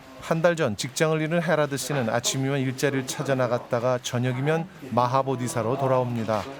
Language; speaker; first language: Korean; native; Korean